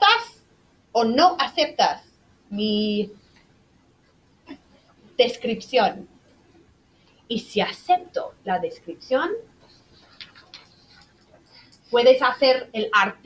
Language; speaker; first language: Spanish; non-native, fluent; English